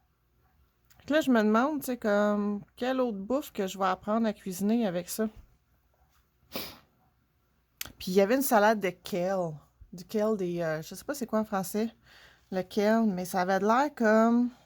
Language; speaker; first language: French; native; French